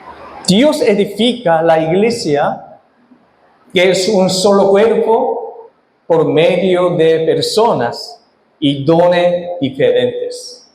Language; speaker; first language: Spanish; non-native, fluent; Korean